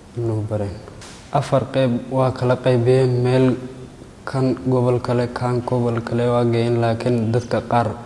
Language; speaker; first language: Somali; non-native, local second language; Oromo